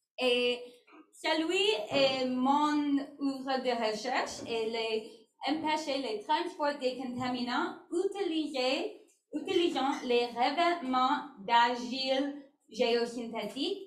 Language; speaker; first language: French; non-native, learner; English